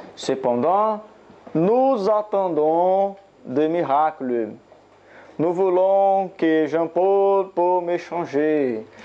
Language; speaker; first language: French; non-native, learner; Portuguese